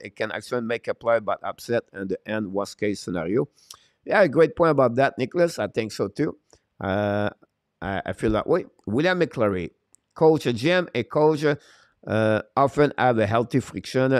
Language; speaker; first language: English; non-native, fluent; French